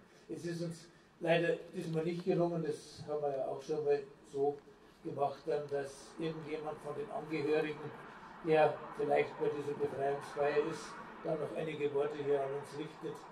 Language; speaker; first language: German; native; German